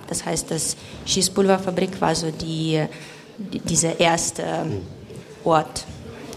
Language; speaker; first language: German; non-native, fluent; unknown